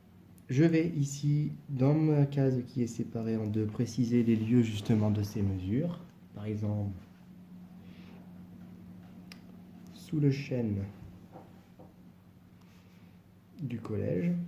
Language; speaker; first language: French; native; French